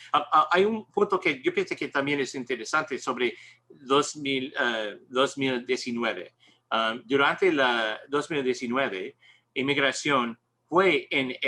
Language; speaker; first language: Spanish; non-native, learner; English